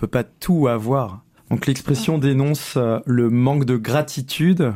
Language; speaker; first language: French; native; French